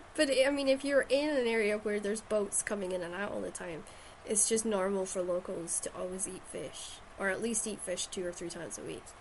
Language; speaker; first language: English; native; English